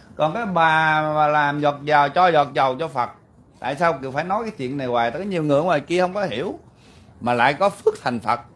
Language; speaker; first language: Vietnamese; early bilingual, heritage; Vietnamese